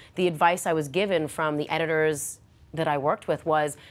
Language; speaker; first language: English; native; English